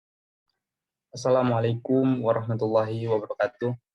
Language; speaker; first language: Indonesian; native; Indonesian